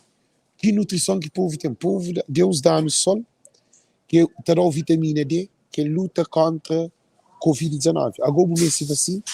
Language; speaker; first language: Portuguese; non-native, local second language; Kabuverdianu